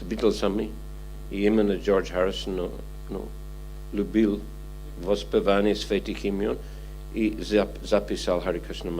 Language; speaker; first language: Russian; non-native, fluent; English